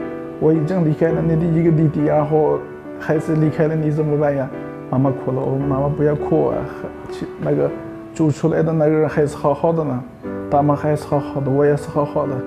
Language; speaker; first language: Chinese; non-native, local second language; Uyghur